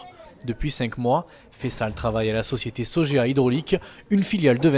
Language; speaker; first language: French; native; French